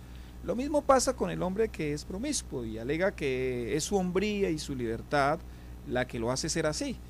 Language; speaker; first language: Spanish; native; Spanish